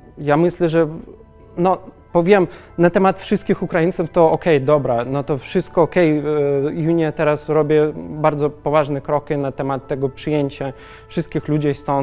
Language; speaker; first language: Polish; non-native, learner; Russian